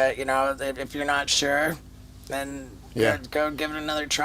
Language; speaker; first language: English; native; English